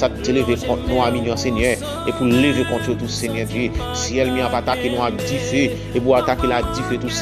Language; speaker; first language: French; non-native, local second language; Haitian Creole